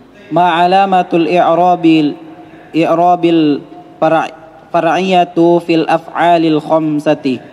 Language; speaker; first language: Arabic; non-native, learner; Indonesian